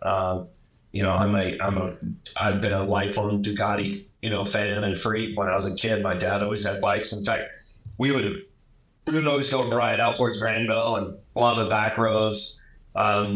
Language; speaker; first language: English; native; English